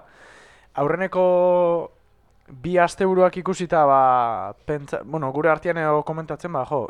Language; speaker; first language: Basque; native; Basque